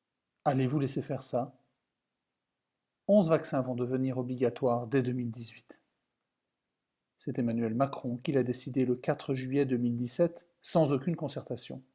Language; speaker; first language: French; native; French